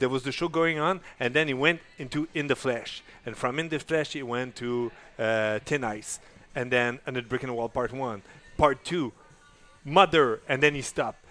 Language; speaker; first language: English; non-native, fluent; French